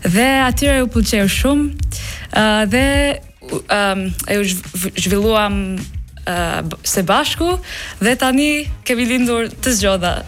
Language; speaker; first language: Albanian; non-native, fluent; English